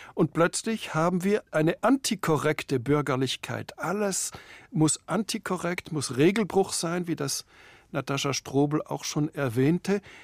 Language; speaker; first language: German; native; German